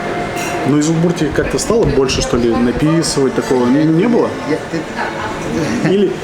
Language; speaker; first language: Russian; native; Russian